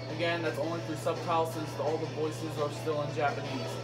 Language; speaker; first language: English; native; English